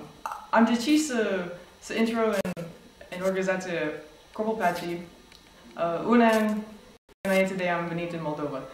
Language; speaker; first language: Romanian; non-native, fluent; English